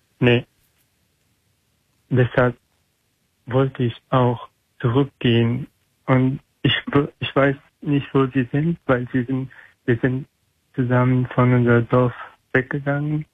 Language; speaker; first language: German; non-native, learner; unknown